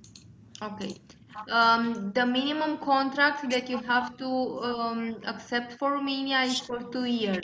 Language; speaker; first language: English; non-native, fluent; Romanian